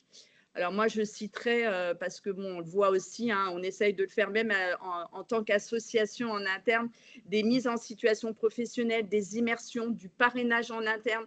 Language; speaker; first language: French; native; French